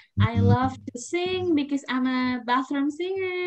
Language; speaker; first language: English; non-native, fluent; Indonesian